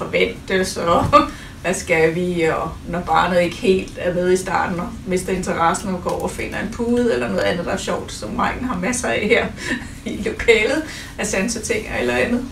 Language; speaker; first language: Danish; native; Danish